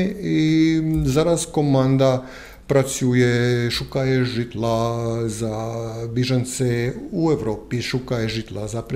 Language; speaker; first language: Ukrainian; non-native, learner; Croatian